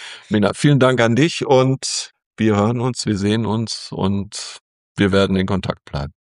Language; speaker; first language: German; native; German